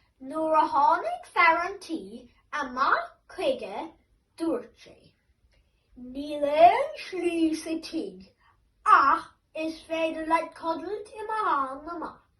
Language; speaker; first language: Irish; native; Irish